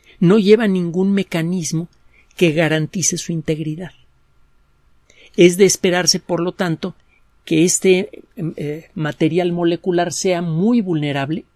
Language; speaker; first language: Spanish; native; Spanish